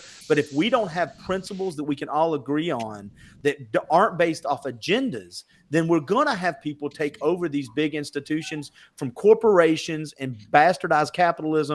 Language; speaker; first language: English; native; English